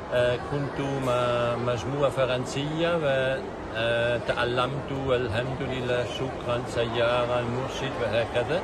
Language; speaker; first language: Arabic; non-native, learner; French